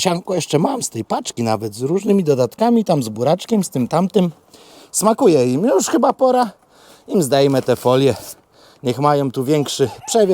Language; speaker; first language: Polish; native; Polish